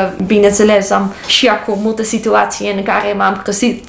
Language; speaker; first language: Romanian; non-native, learner; English